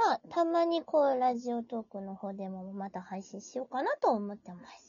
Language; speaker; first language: Japanese; native; Japanese